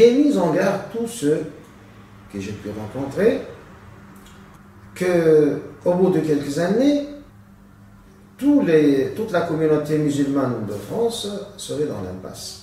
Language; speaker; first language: French; non-native, local second language; Arabic